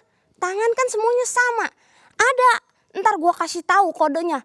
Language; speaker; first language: Indonesian; native; Indonesian